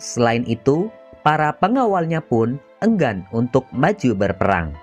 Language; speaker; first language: Indonesian; native; Indonesian